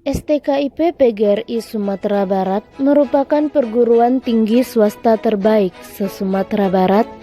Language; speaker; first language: Indonesian; native; Indonesian